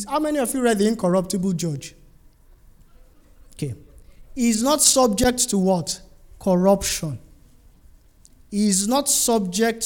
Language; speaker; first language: English; non-native, local second language; Yoruba